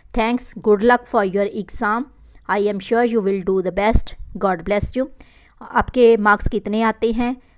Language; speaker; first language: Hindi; non-native, local second language; Punjabi